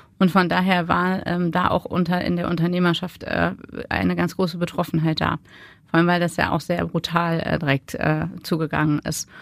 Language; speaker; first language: German; native; German